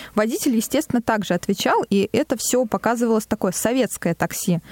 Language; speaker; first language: Russian; native; Russian